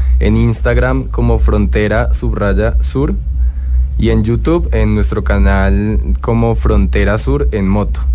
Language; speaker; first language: Spanish; native; Spanish